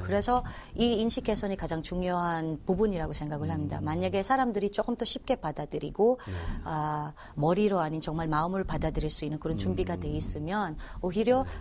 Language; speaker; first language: Korean; non-native, fluent; Filipino